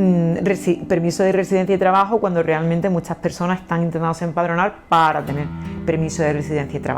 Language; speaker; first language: Spanish; native; Spanish